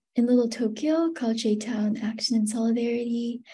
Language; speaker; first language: English; native; English